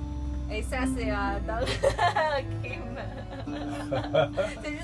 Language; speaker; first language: French; non-native, learner; Chinese